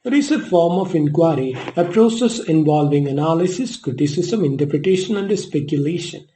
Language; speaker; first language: English; non-native, local second language; Malayalam